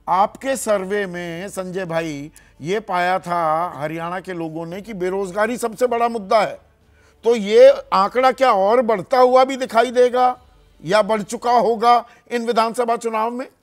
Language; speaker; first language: Hindi; native; Hindi